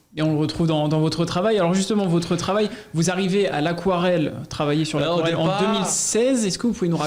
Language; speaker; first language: French; native; French